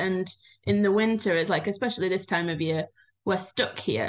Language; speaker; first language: English; native; English